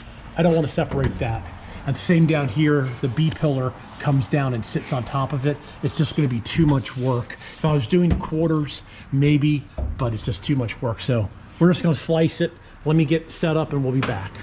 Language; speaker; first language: English; native; English